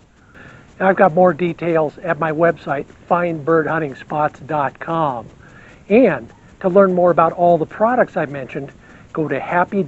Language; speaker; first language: English; native; English